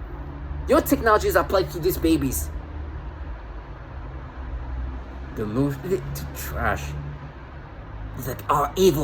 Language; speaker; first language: English; non-native, fluent; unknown